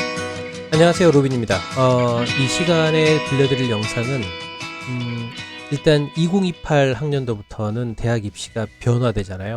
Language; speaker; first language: Korean; native; Korean